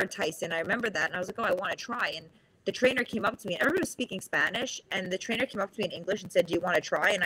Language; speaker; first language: English; native; English